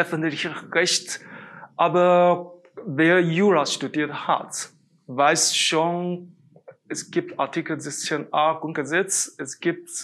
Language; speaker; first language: German; non-native, fluent; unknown